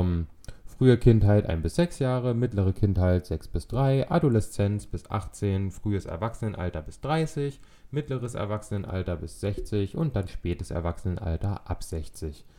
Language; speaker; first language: German; native; German